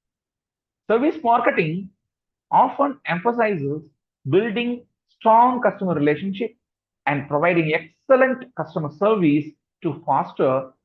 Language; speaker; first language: English; non-native, local second language; Tamil